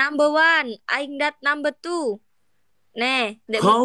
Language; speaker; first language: Vietnamese; non-native, learner; Indonesian